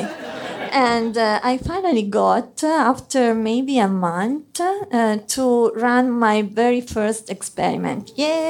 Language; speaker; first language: English; non-native, fluent; Italian